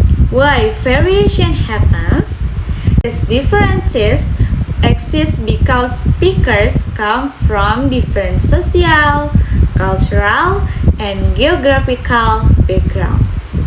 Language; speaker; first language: English; non-native, local second language; Indonesian